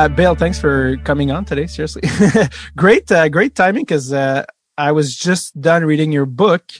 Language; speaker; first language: English; non-native, fluent; French